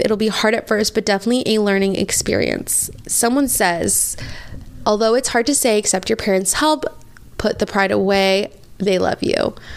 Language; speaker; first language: English; native; English